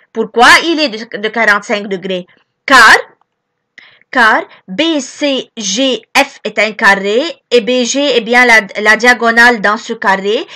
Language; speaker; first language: French; non-native, local second language; Arabic